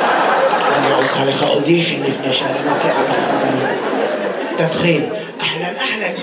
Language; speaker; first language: Hebrew; non-native, local second language; Arabic